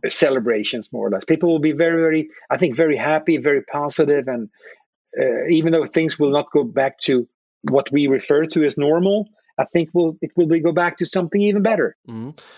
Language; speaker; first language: English; non-native, fluent; Swedish